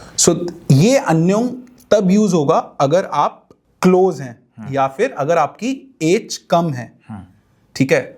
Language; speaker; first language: Hindi; native; Hindi